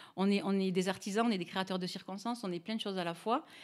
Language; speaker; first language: French; native; French